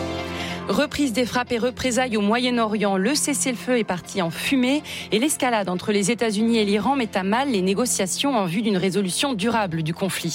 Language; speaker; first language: French; native; French